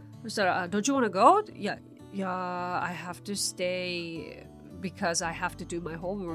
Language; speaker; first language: English; non-native, fluent; Japanese